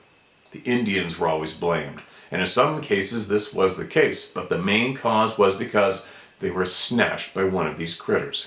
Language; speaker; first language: English; native; English